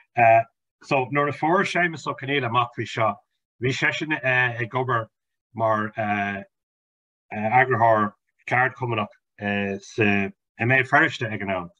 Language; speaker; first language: Irish; non-native, local second language; English